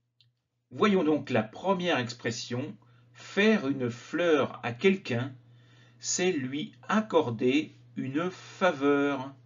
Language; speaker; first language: French; native; French